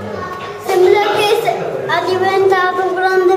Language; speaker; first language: Italian; early bilingual, heritage; Italian